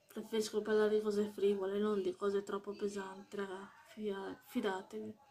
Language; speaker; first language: Italian; early bilingual, heritage; Italian